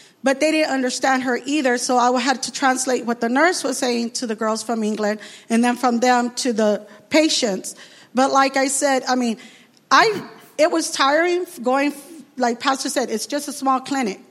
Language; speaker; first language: English; early bilingual, other home language; Spanish